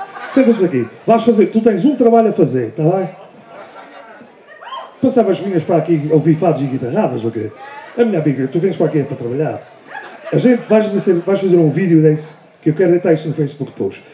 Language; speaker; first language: Portuguese; early bilingual, heritage; Portuguese